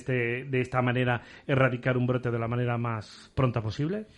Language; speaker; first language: Spanish; native; Spanish